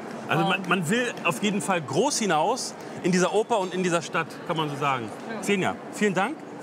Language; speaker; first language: German; native; German